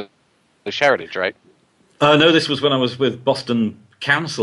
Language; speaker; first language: English; native; English